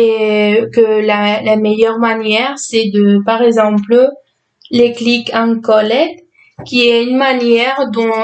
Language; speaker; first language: French; non-native, fluent; Spanish